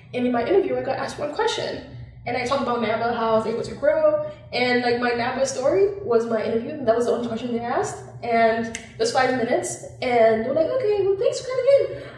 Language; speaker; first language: English; non-native, local second language; Bemba